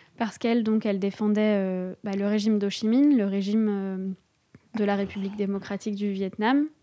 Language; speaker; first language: French; native; French